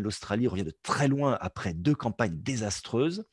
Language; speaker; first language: French; native; French